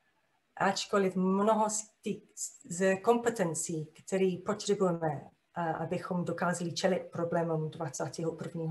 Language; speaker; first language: Czech; non-native, fluent; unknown